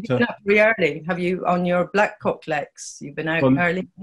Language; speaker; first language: English; native; English